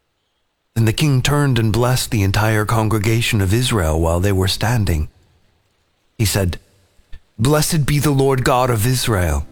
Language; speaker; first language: English; native; English